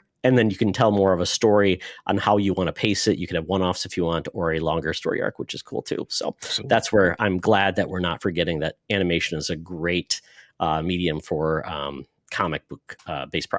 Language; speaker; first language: English; native; English